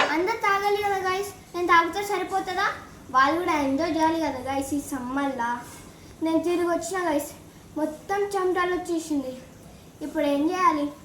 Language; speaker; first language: Telugu; non-native, local second language; Lambadi